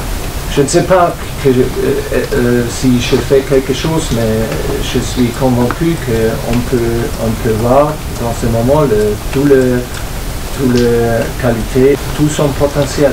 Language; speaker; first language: French; non-native, fluent; German